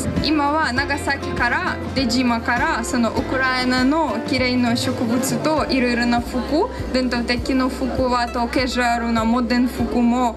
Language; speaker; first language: Japanese; non-native, learner; Ukrainian